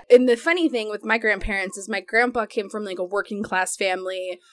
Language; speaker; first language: English; early bilingual, other home language; Spanish